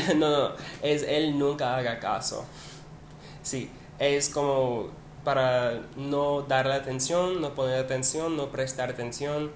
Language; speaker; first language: Spanish; non-native, learner; English